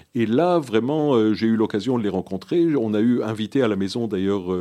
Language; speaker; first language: French; early bilingual, other home language; Hebrew